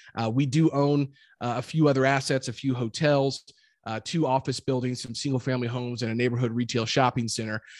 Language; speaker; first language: English; native; English